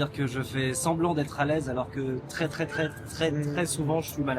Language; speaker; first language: French; native; French